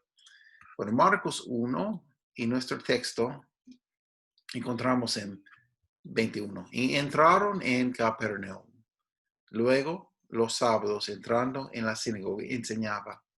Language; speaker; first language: Spanish; non-native, fluent; English